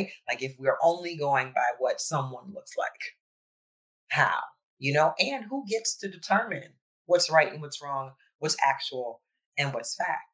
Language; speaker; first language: English; native; English